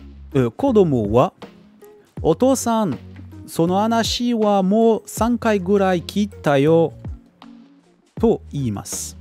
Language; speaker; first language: Japanese; non-native, learner; French